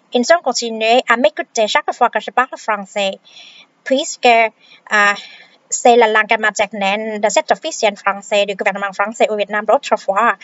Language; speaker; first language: French; non-native, fluent; Vietnamese